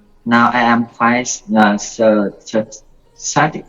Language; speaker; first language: English; non-native, learner; Vietnamese